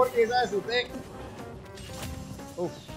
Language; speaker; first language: Spanish; native; Spanish